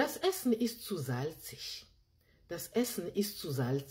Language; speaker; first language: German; non-native, fluent; French